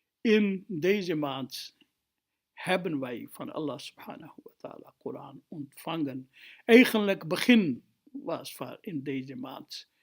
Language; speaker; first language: Dutch; non-native, fluent; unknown